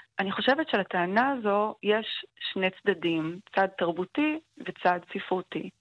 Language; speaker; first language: Hebrew; native; Hebrew